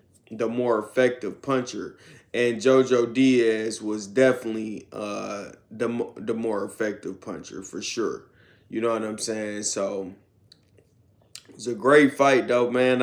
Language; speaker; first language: English; native; English